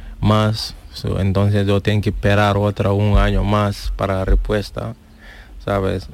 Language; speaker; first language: Spanish; non-native, learner; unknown